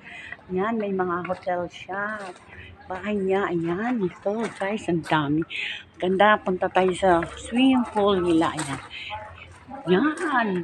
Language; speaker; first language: Filipino; non-native, local second language; Cebuano